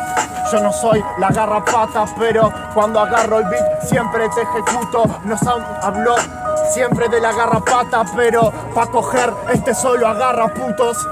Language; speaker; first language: Spanish; native; Spanish